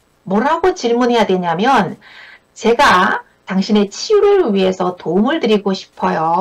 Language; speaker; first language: Korean; native; Korean